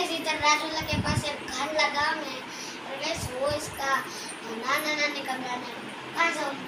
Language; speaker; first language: Hindi; non-native, local second language; Gujarati